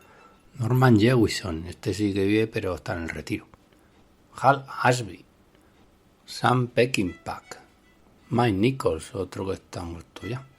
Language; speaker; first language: Spanish; native; Spanish